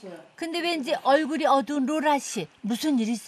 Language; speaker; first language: Korean; native; Korean